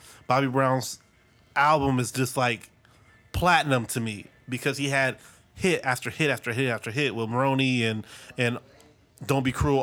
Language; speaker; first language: English; native; English